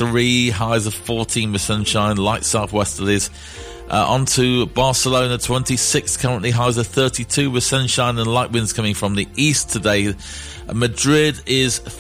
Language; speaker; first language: English; native; English